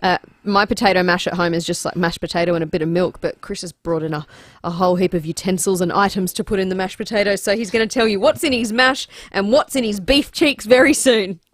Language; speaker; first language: English; native; English